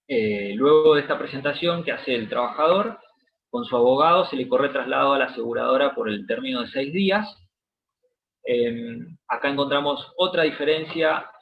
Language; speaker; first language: Spanish; native; Spanish